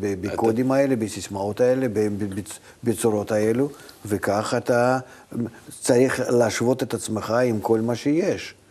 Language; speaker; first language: Hebrew; non-native, fluent; Russian